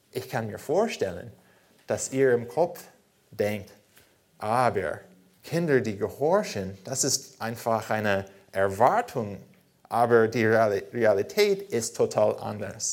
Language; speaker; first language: German; non-native, fluent; English